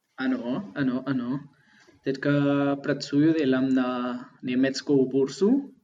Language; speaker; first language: Czech; non-native, fluent; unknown